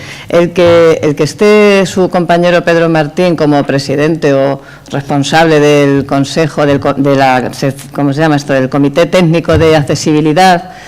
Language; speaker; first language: Spanish; native; Spanish